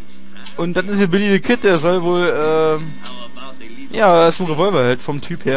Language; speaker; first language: German; native; German